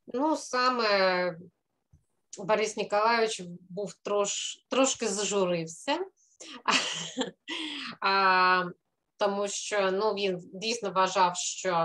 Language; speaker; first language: Ukrainian; non-native, fluent; Russian